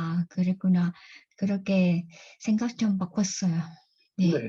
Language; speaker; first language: Korean; non-native, learner; Vietnamese